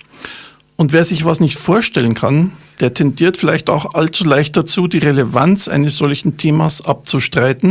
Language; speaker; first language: German; native; German